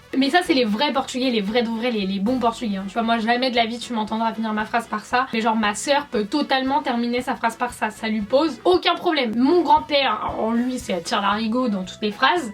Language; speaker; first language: French; native; French